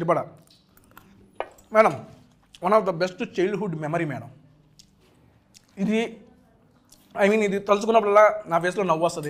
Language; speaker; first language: Telugu; native; Telugu